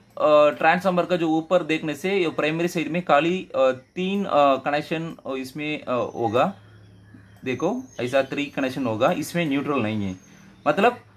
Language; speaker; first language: Hindi; non-native, local second language; Tamil